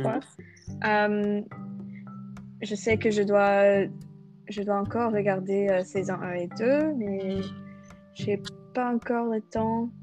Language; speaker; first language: French; non-native, fluent; English